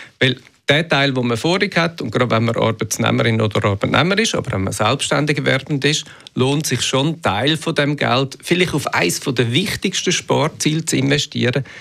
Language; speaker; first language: German; native; German